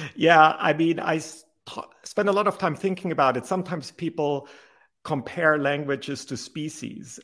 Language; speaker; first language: English; non-native, fluent; German